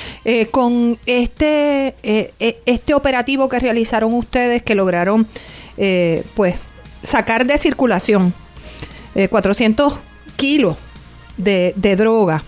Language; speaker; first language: Spanish; native; Spanish